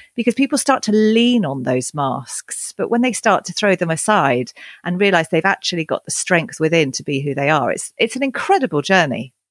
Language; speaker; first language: English; native; English